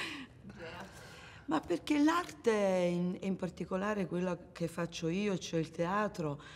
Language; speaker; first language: Italian; native; Italian